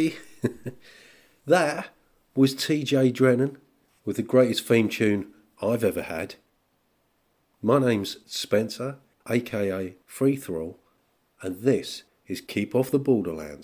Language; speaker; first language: English; native; English